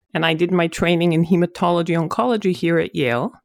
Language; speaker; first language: English; non-native, fluent; Hebrew